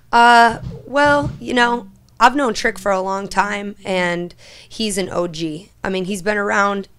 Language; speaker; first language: English; native; English